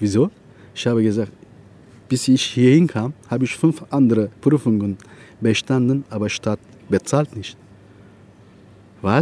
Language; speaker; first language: German; non-native, fluent; Turkish